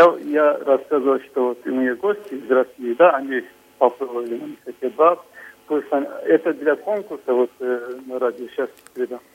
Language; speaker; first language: Russian; non-native, fluent; Turkish